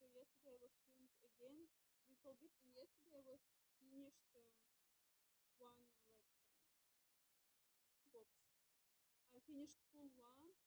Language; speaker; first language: English; non-native, learner; Russian